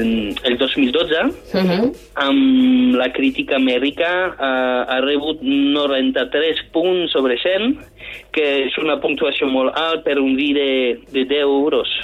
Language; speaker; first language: Catalan; non-native, fluent; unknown